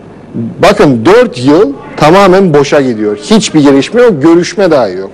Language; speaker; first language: Turkish; native; Turkish